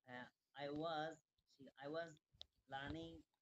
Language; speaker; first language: English; non-native, learner; Bangla